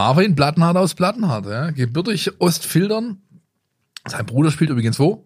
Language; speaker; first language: German; native; German